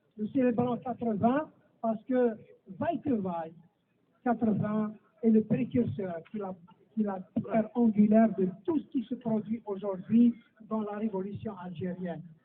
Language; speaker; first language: French; non-native, local second language; Kabyle